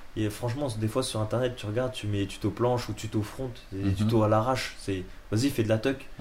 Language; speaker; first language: French; native; French